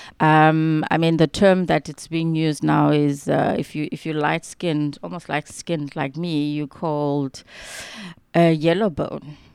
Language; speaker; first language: English; non-native, local second language; Xhosa